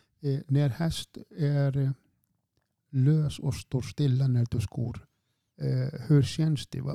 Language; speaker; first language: Swedish; non-native, fluent; Icelandic